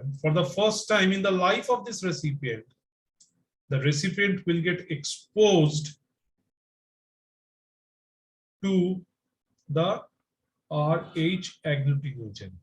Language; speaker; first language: English; non-native, local second language; Bangla